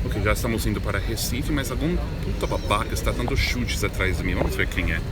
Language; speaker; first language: Portuguese; non-native, fluent; English